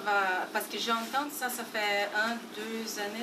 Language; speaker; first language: French; non-native, fluent; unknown